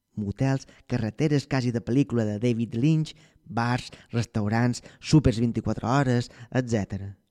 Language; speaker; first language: Catalan; native; Catalan